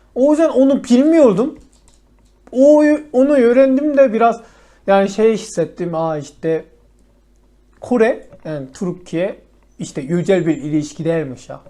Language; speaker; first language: Turkish; non-native, fluent; Korean